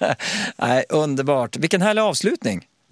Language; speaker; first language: Swedish; native; Swedish